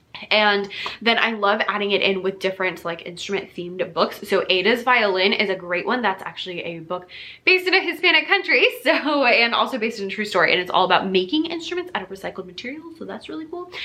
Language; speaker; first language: English; native; English